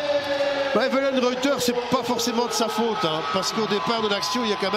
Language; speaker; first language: French; native; French